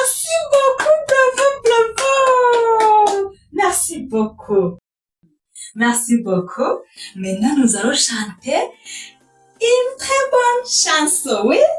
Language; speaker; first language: French; non-native, local second language; Kinyarwanda